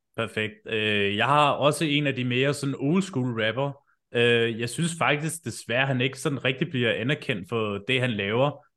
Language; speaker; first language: Danish; native; Danish